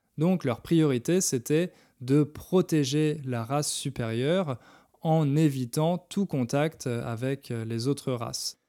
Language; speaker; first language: French; native; French